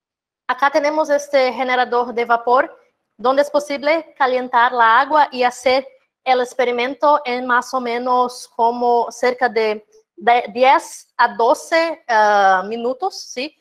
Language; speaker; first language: Spanish; non-native, fluent; Portuguese